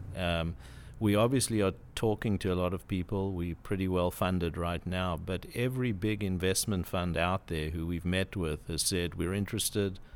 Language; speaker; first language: English; native; English